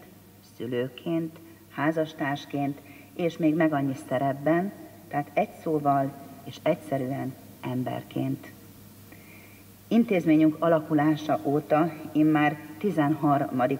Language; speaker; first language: Hungarian; native; Hungarian